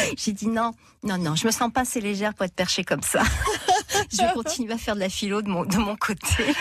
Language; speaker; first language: French; native; French